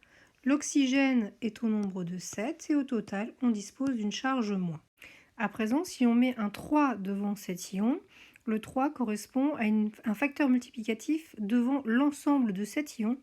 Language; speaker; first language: French; native; French